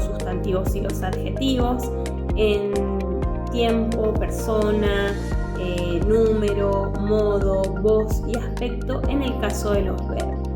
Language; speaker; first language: Spanish; native; Spanish